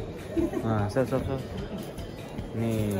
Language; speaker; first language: Indonesian; native; Indonesian